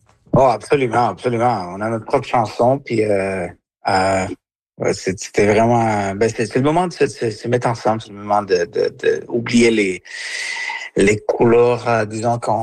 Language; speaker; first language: French; non-native, fluent; Spanish